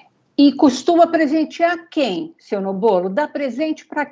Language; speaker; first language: Portuguese; native; Portuguese